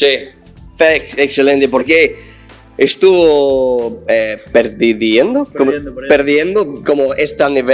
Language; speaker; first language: Spanish; non-native, learner; English